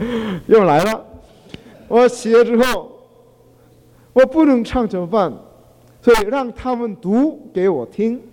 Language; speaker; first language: Chinese; non-native, fluent; Korean